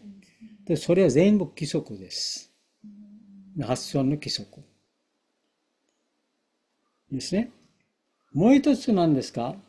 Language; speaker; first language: Japanese; non-native, fluent; Bangla